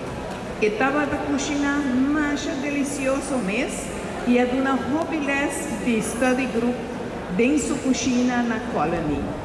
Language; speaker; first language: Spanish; non-native, local second language; Papiamento